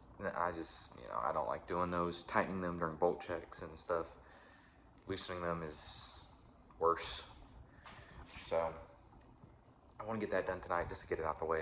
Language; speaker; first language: English; native; English